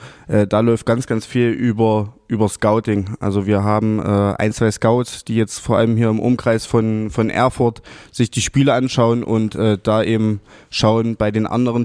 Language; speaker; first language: German; native; German